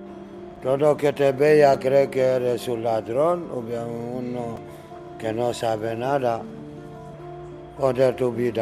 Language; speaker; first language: Spanish; non-native, learner; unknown